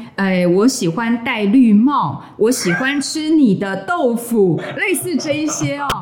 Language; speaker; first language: Chinese; native; Chinese